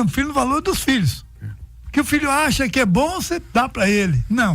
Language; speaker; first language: Portuguese; native; Portuguese